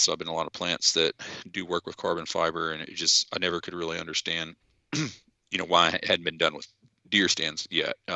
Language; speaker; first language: English; native; English